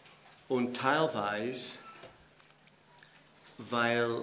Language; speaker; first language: German; non-native, fluent; English